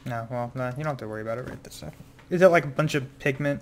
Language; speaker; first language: English; native; English